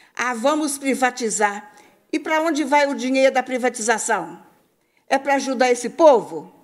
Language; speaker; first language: Portuguese; native; Portuguese